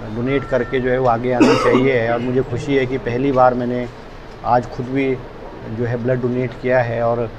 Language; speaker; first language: Hindi; native; Hindi